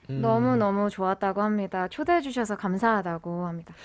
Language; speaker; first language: Korean; native; Korean